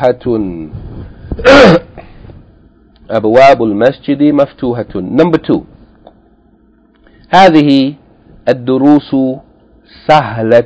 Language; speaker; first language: Arabic; non-native, fluent; English